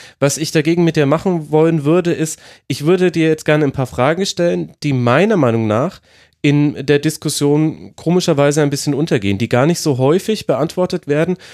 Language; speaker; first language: German; native; German